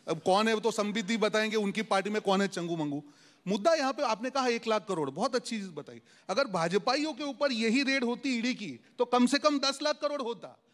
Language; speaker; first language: Hindi; non-native, local second language; Gujarati